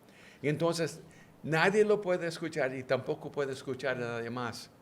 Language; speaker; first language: Spanish; early bilingual, heritage; English